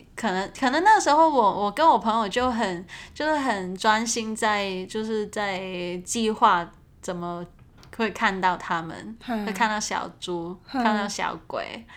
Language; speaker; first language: Chinese; non-native, fluent; Cantonese